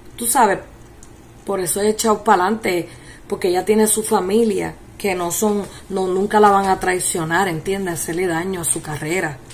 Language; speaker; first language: Spanish; early bilingual, heritage; Spanish